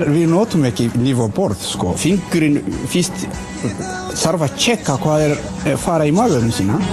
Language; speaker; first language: Icelandic; non-native, learner; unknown